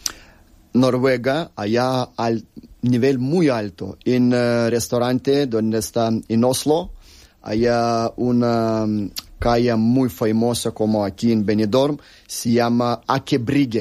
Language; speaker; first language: Spanish; non-native, learner; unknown